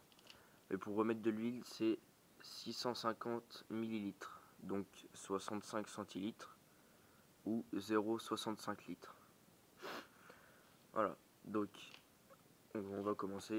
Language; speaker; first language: French; native; French